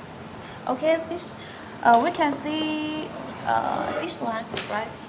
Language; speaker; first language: English; non-native, learner; Chinese